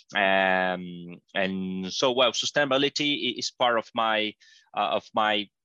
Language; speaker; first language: English; non-native, fluent; Portuguese